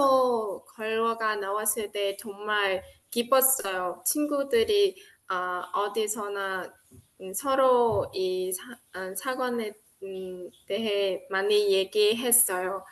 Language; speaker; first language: Korean; non-native, fluent; Vietnamese